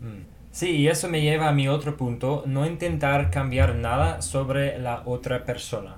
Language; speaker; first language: Spanish; non-native, fluent; English